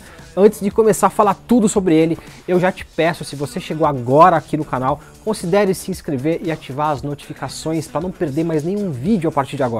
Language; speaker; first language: Portuguese; native; Portuguese